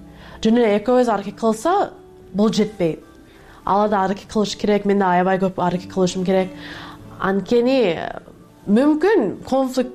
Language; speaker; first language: Kyrgyz; non-native, learner; English